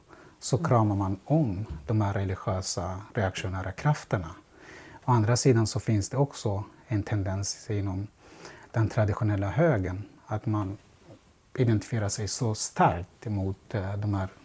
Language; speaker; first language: Swedish; non-native, fluent; Central Kurdish